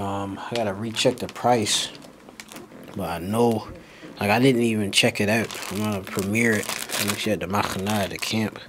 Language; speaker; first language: English; native; English